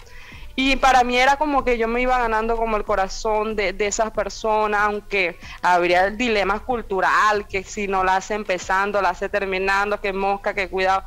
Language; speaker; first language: Spanish; native; Spanish